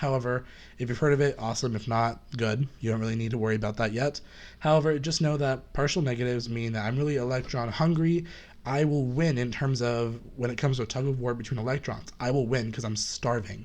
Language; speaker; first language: English; native; English